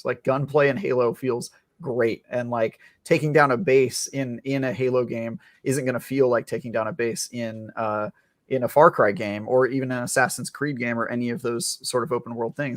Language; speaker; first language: English; native; English